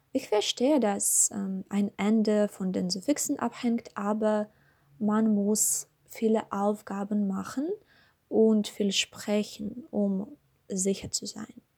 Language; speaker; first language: German; non-native, learner; Russian